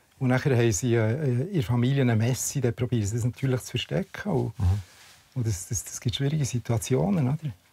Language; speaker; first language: German; native; German